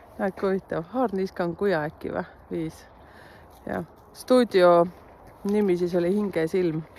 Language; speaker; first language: Estonian; native; Estonian